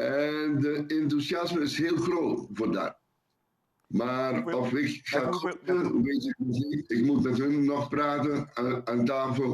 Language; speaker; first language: Dutch; non-native, local second language; Papiamento